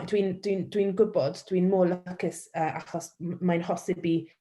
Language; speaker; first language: Welsh; non-native, local second language; English